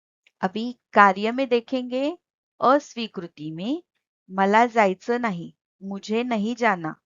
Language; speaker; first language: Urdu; non-native, local second language; Marathi